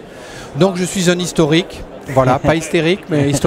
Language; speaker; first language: French; native; French